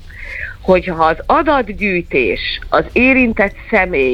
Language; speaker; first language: Hungarian; native; Hungarian